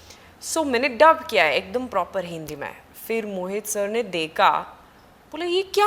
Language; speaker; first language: Hindi; non-native, fluent; Swedish